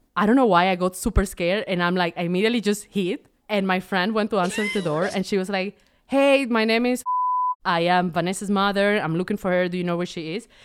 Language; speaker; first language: English; non-native, fluent; Spanish